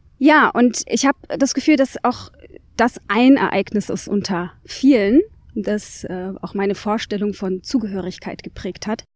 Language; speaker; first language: German; native; German